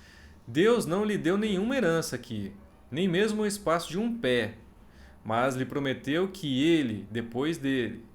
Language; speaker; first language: Portuguese; native; Portuguese